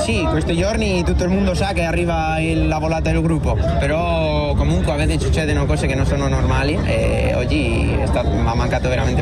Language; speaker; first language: Italian; non-native, fluent; Spanish